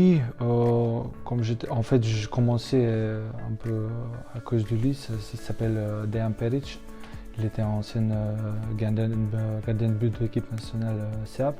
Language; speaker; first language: French; non-native, fluent; Slovenian